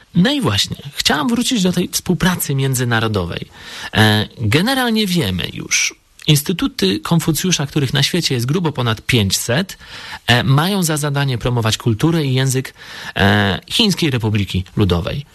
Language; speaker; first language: Polish; native; Polish